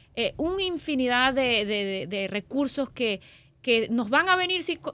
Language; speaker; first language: Spanish; native; Spanish